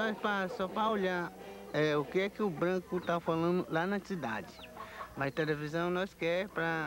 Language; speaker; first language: Portuguese; non-native, local second language; Kayapó